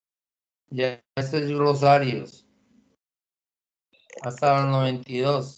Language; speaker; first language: Spanish; native; Spanish